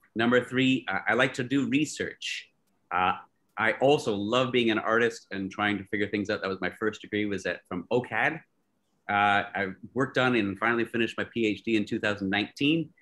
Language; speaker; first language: English; native; English